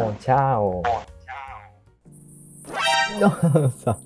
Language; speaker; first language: Portuguese; non-native, learner; Japanese